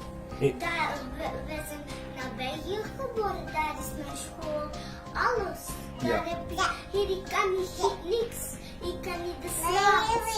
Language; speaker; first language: Dutch; early bilingual, other home language; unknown